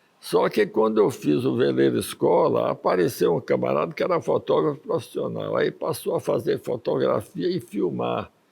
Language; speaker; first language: Portuguese; early bilingual, other home language; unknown